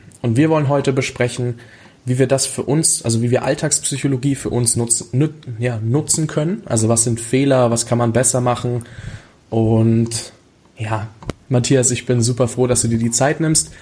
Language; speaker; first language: German; native; German